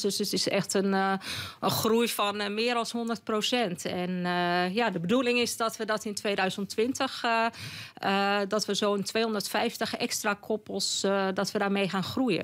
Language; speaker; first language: Dutch; native; Dutch